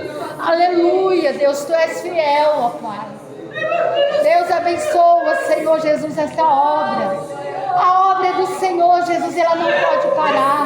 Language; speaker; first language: Portuguese; native; Portuguese